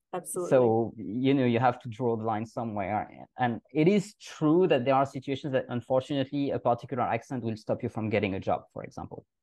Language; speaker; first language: English; non-native, fluent; French